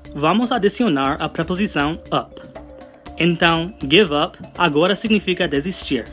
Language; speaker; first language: Portuguese; non-native, fluent; English